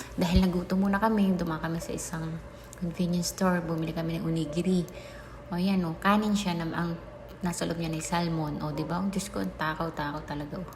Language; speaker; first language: Filipino; native; Filipino